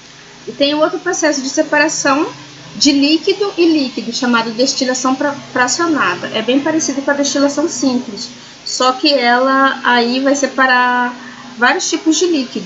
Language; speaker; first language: Portuguese; native; Portuguese